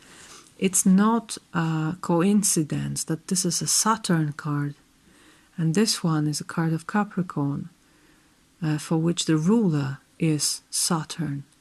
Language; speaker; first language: English; non-native, fluent; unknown